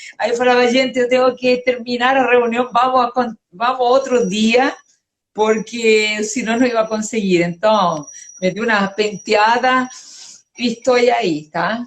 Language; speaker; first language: Portuguese; non-native, fluent; Spanish